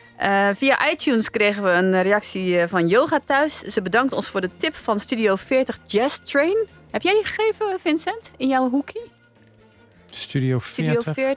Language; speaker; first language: Dutch; native; Dutch